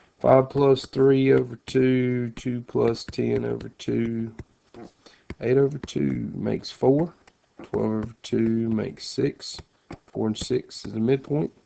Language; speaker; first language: English; native; English